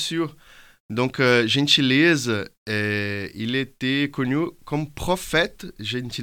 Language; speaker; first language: French; non-native, fluent; Portuguese